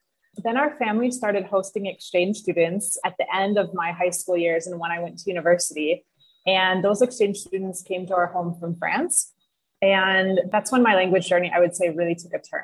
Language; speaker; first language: English; native; English